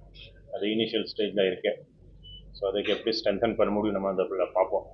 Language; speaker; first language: Tamil; non-native, fluent; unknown